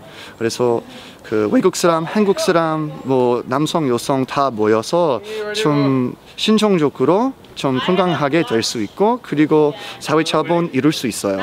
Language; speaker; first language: Korean; non-native, learner; English